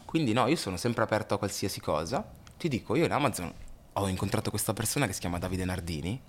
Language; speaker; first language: Italian; early bilingual, other home language; Lingala